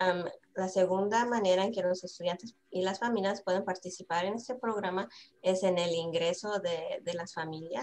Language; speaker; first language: Spanish; early bilingual, heritage; Spanish